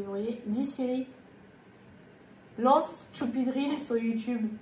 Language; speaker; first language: French; native; French